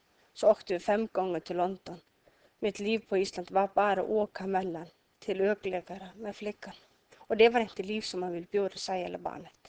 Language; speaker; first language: Swedish; non-native, learner; Icelandic